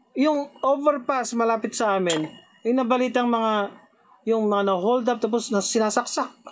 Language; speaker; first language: Filipino; native; Filipino